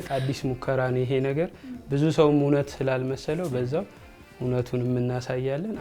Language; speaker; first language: Amharic; native; Amharic